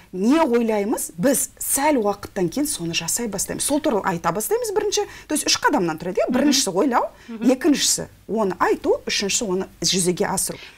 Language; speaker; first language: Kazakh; non-native, local second language; Russian